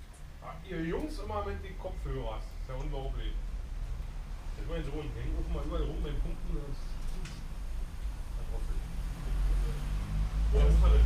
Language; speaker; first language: German; native; German